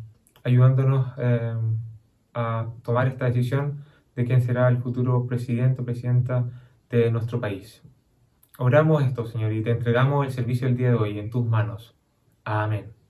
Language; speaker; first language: Spanish; native; Spanish